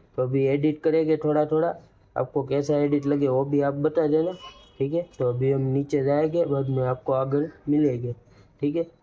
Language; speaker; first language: Hindi; non-native, local second language; Gujarati